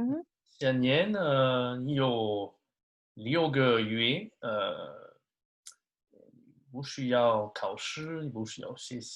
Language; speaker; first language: Chinese; non-native, learner; French